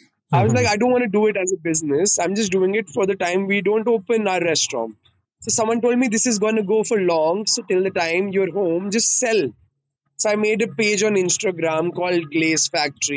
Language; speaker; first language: English; non-native, local second language; Hindi